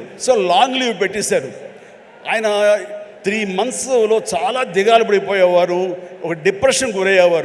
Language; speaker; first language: Telugu; native; Telugu